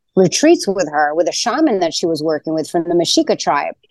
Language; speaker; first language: English; native; English